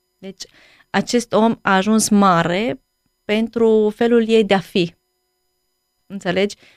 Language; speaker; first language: Romanian; native; Romanian